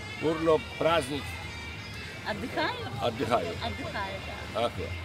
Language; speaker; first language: Russian; non-native, learner; Polish